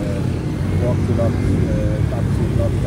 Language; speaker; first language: English; non-native, learner; German